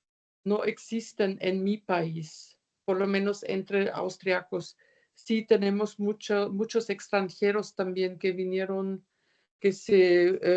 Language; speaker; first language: Spanish; non-native, fluent; German